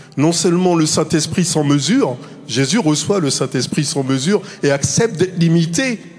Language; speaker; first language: French; native; French